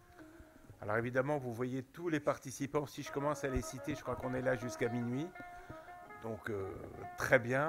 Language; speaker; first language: French; native; French